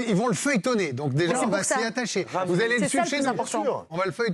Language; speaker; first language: French; native; French